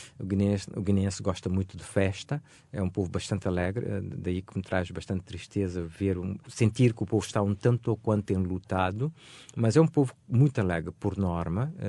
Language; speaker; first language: Portuguese; non-native, local second language; Upper Guinea Crioulo